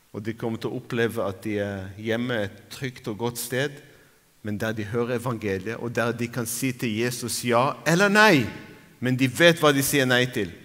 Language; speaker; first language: Norwegian; non-native, fluent; Arabic